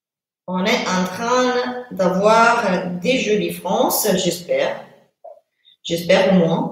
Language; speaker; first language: French; non-native, fluent; Italian